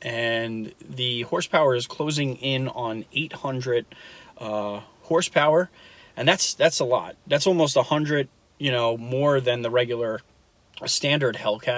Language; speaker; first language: English; native; English